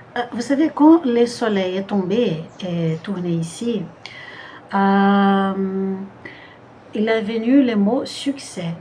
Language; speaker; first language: French; non-native, fluent; Portuguese